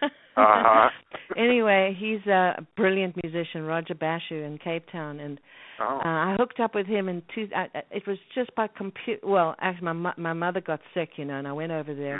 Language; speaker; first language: English; native; English